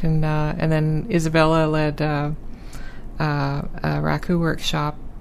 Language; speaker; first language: English; native; English